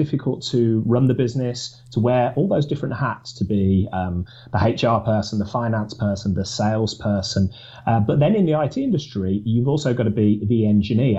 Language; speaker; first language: English; native; English